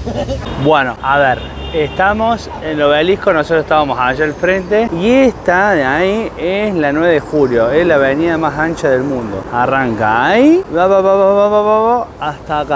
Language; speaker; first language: Spanish; native; Spanish